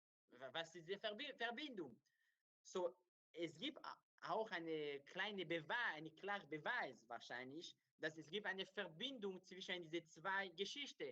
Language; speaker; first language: German; non-native, learner; Hebrew